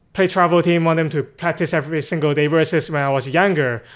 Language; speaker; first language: English; non-native, local second language; Cantonese